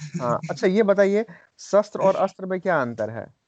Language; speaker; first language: Hindi; native; Hindi